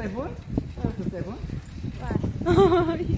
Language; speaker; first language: English; non-native, learner; Korean